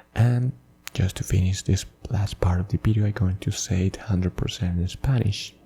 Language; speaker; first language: English; non-native, fluent; Spanish